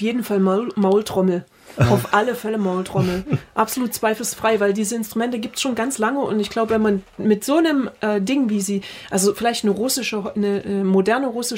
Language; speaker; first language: German; native; German